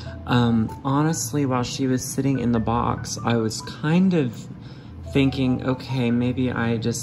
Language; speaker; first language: English; native; English